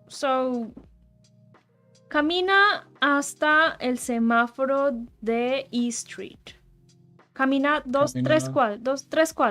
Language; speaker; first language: Spanish; early bilingual, heritage; Spanish